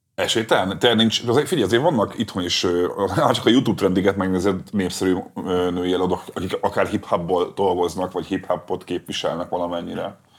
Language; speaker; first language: Hungarian; native; Hungarian